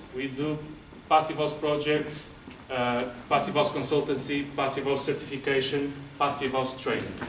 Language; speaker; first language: English; non-native, fluent; Portuguese